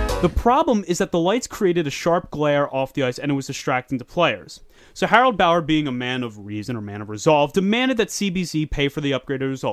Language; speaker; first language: English; native; English